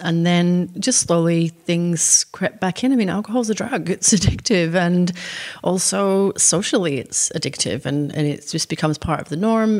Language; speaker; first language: English; native; English